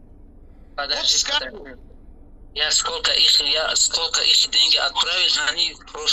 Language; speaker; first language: Russian; non-native, learner; Tajik